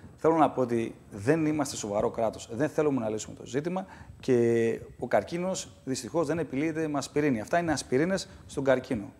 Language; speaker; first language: Greek; native; Greek